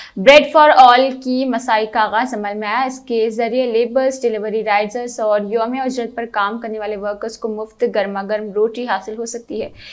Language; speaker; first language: Urdu; native; Urdu